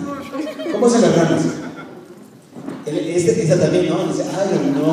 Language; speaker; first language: Spanish; native; Spanish